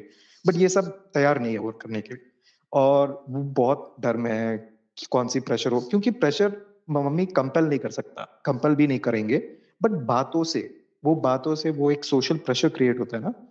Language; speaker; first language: Hindi; non-native, local second language; Malayalam